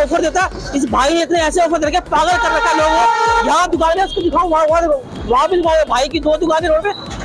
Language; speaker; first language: Hindi; native; Hindi